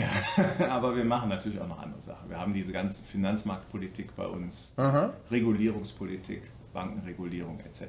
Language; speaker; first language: German; native; German